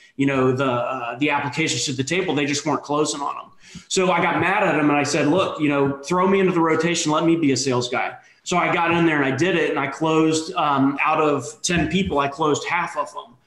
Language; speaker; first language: English; native; English